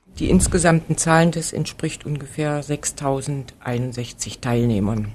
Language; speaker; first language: German; native; German